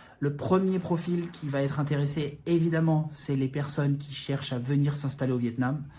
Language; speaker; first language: French; native; French